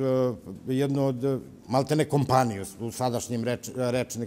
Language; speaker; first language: Serbian; native; Serbian